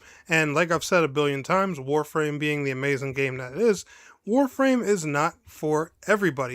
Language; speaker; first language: English; native; English